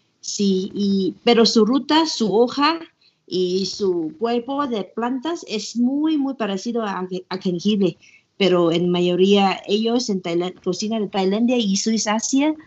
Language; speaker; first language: Spanish; non-native, learner; Thai